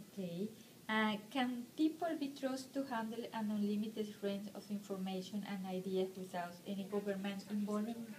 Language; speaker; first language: English; non-native, learner; Spanish